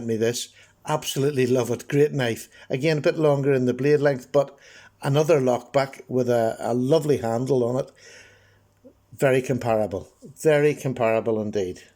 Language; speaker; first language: English; native; English